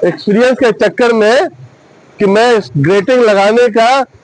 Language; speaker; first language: Hindi; non-native, local second language; Bangla